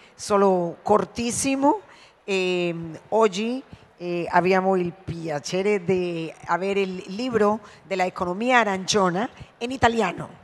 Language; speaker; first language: Italian; non-native, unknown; Spanish